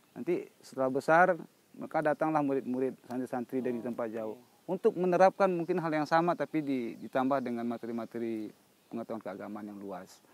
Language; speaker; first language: Indonesian; non-native, local second language; Minangkabau